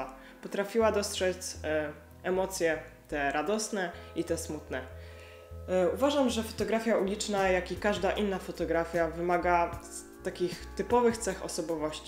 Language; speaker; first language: Polish; native; Polish